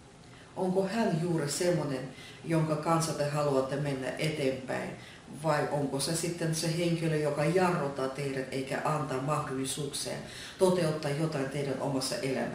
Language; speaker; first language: Finnish; non-native, fluent; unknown